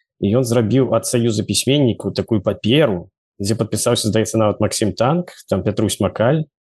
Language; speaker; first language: Belarusian; native; Belarusian